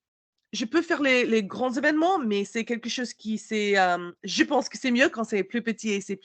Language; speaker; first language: French; non-native, learner; English